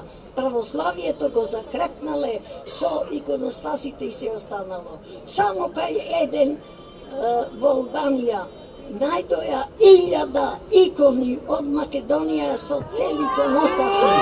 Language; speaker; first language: Macedonian; native; Macedonian